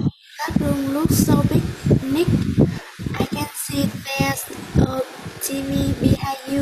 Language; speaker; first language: English; non-native, learner; Vietnamese